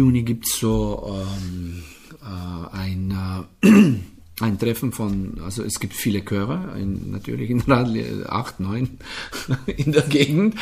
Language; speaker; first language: German; non-native, fluent; Slovenian